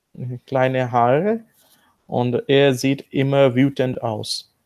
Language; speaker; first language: German; non-native, learner; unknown